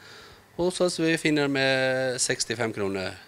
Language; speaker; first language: Norwegian; non-native, learner; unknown